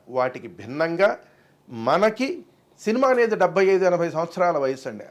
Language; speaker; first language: Telugu; native; Telugu